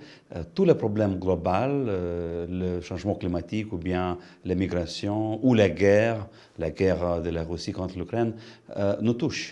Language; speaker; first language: French; non-native, fluent; Lithuanian